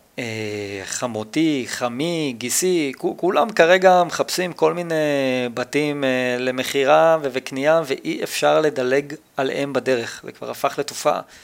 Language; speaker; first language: Hebrew; native; Hebrew